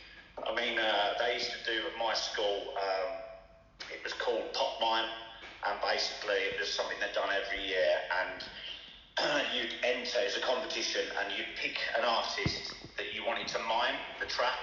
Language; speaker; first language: English; native; English